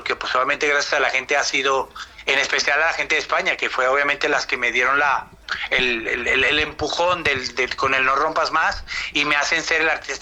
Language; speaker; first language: Spanish; native; Spanish